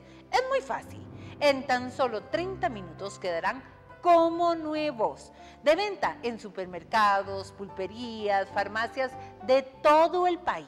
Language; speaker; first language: Spanish; native; Spanish